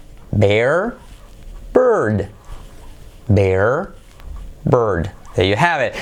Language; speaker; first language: English; non-native, fluent; Spanish